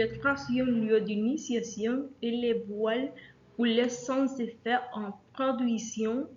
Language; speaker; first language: French; non-native, learner; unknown